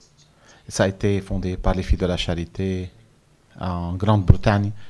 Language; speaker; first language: French; non-native, fluent; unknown